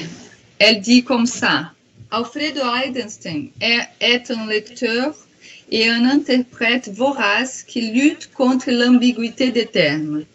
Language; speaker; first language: French; non-native, fluent; Portuguese